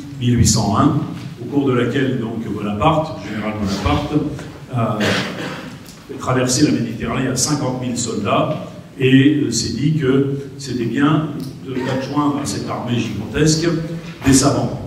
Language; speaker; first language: French; native; French